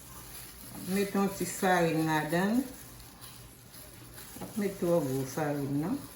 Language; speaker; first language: French; non-native, learner; Haitian Creole